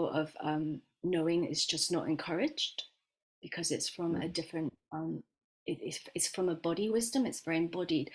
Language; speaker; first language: English; native; English